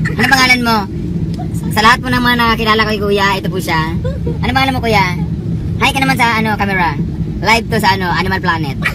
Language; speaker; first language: Filipino; non-native, local second language; Cebuano